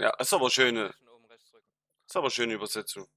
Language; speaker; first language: German; native; German